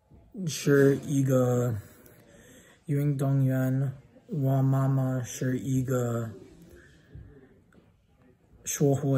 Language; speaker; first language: Chinese; non-native, learner; English